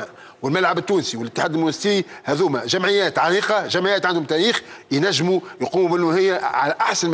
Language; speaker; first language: Arabic; native; Arabic